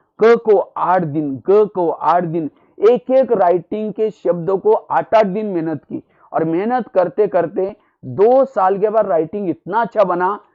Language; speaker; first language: Hindi; non-native, local second language; Marathi